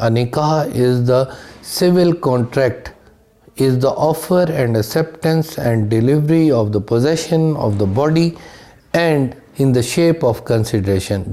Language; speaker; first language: English; non-native, local second language; Urdu